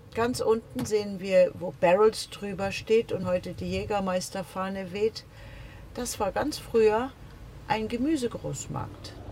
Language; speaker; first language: German; native; German